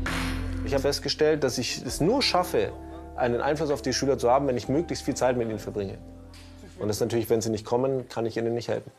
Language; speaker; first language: German; native; German